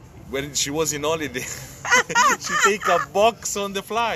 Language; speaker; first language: English; non-native, learner; Italian